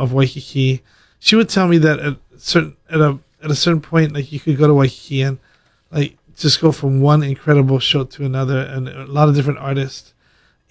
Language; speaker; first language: English; native; English